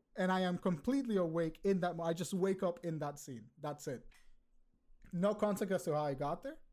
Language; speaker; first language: English; early bilingual, other home language; Spanish